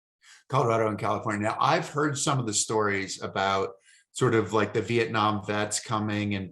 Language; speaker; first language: English; native; English